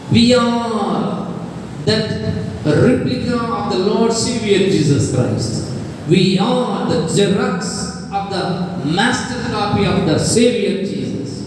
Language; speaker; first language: English; non-native, local second language; Telugu